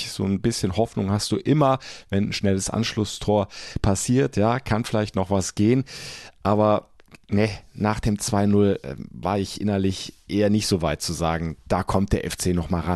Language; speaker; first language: German; native; German